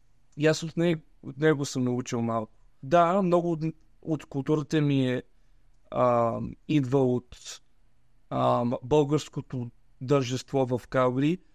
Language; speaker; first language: Bulgarian; early bilingual, heritage; Bulgarian